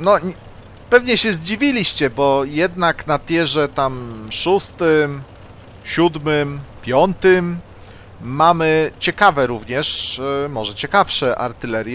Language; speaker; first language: Polish; native; Polish